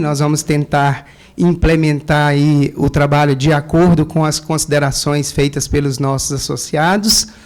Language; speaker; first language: Portuguese; native; Portuguese